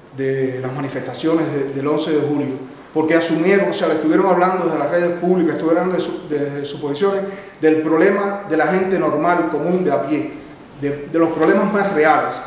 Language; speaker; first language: Spanish; native; Spanish